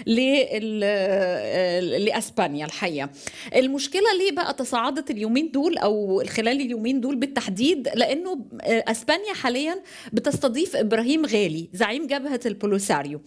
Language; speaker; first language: Arabic; native; Arabic